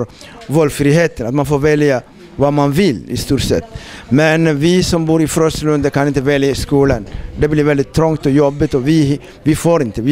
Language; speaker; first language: Swedish; non-native, fluent; Somali